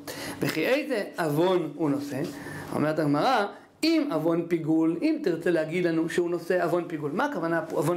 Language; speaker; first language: Hebrew; native; Hebrew